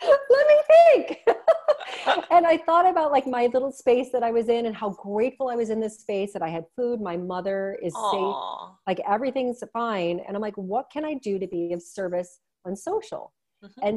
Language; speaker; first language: English; native; English